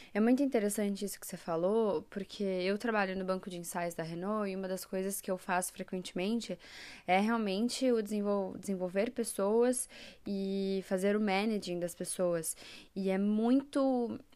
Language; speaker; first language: Portuguese; native; Portuguese